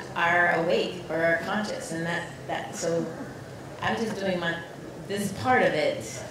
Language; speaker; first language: English; native; English